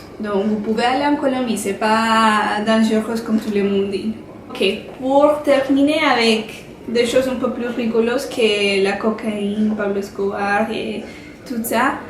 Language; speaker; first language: French; non-native, fluent; Spanish